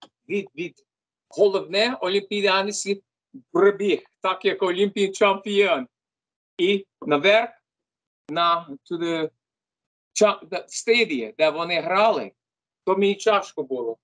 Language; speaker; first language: Ukrainian; early bilingual, heritage; Ukrainian